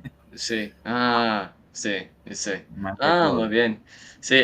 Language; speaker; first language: Spanish; non-native, learner; English